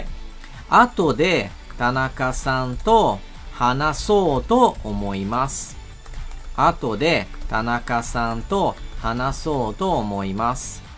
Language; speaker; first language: Japanese; non-native, fluent; Portuguese